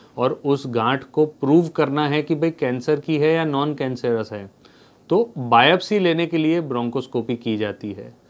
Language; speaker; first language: Hindi; non-native, local second language; Gujarati